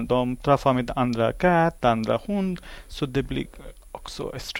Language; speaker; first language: Swedish; non-native, learner; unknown